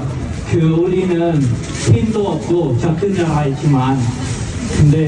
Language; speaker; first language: Korean; non-native, learner; Khmer